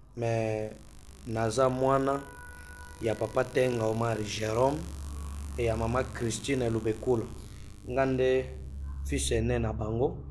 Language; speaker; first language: Lingala; non-native, local second language; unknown